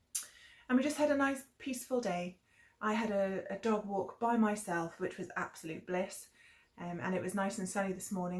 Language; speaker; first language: English; native; English